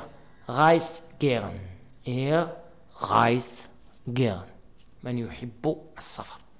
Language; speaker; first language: German; non-native, learner; Arabic